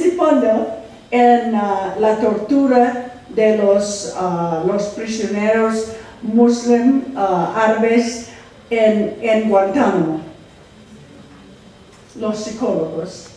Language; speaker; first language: Spanish; non-native, fluent; English